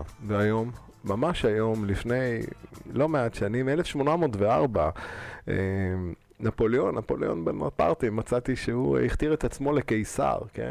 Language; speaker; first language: Hebrew; native; Hebrew